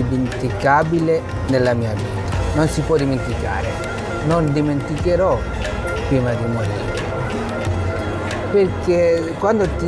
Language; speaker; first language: Italian; non-native, learner; Bangla